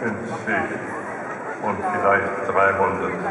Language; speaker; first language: German; non-native, learner; English